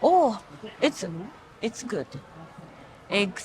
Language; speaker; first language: English; non-native, learner; Japanese